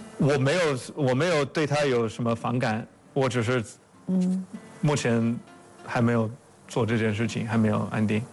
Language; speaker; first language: Chinese; non-native, fluent; English